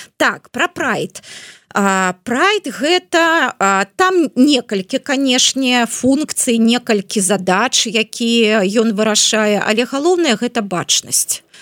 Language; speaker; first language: Belarusian; non-native, local second language; Russian